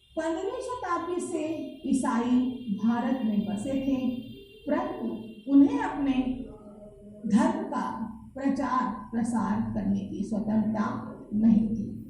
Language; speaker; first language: Hindi; native; Hindi